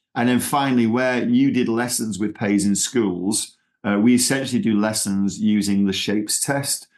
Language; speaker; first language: English; native; English